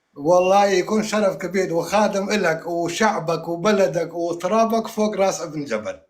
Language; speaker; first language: Arabic; non-native, local second language; Kurdish